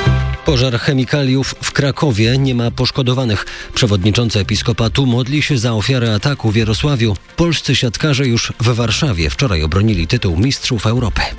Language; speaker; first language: Polish; native; Polish